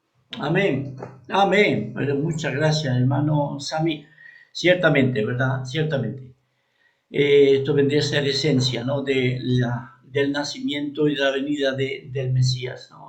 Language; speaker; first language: Spanish; native; Spanish